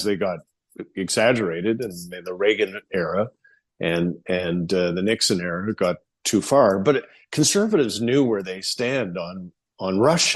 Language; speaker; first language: English; native; English